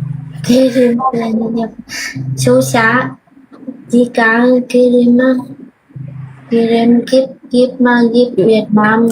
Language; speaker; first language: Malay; non-native, learner; Vietnamese